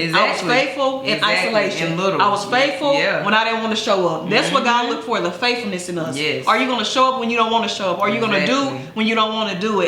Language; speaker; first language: English; native; English